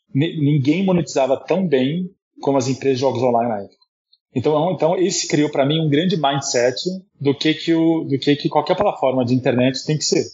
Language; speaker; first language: Portuguese; early bilingual, heritage; Portuguese